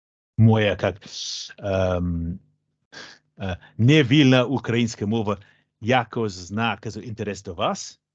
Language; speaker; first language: Ukrainian; non-native, learner; English